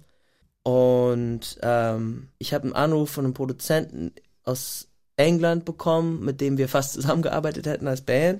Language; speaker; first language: German; non-native, fluent; English